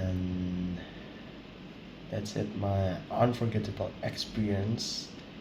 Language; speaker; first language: English; non-native, learner; Indonesian